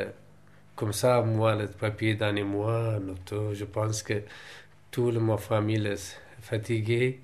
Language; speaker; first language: French; non-native, learner; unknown